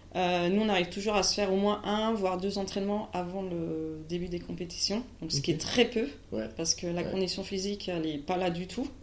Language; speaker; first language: French; native; French